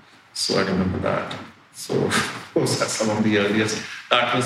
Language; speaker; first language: English; non-native, local second language; Telugu